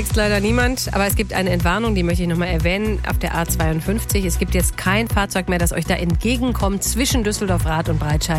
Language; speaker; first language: German; native; German